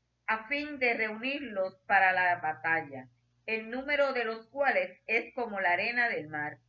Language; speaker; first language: Spanish; native; Spanish